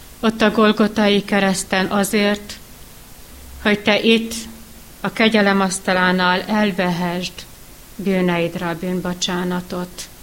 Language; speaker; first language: Hungarian; native; Hungarian